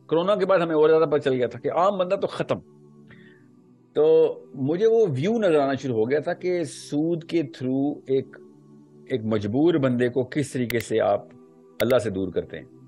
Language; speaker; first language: Urdu; non-native, local second language; Punjabi